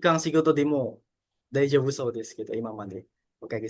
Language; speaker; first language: Japanese; non-native, learner; Indonesian